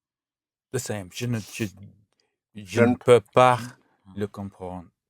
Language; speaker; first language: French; non-native, learner; English